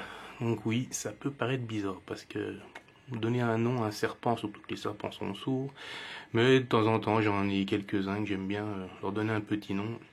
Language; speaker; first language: French; native; French